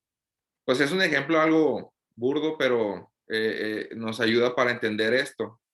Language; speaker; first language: Spanish; native; Spanish